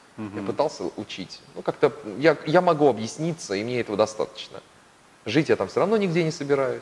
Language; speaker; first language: Russian; native; Russian